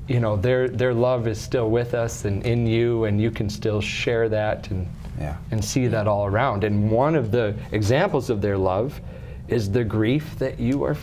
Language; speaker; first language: English; native; English